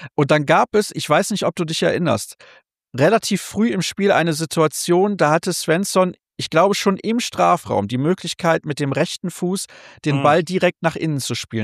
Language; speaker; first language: German; native; German